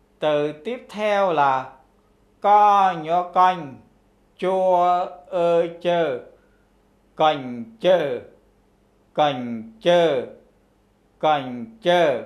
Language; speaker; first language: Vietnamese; non-native, local second language; Khmer